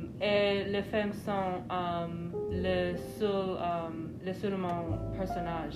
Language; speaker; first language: French; non-native, learner; English